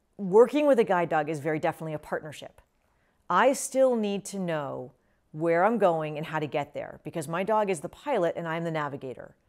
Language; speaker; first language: English; native; English